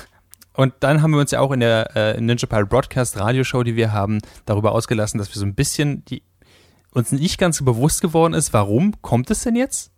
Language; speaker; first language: German; native; German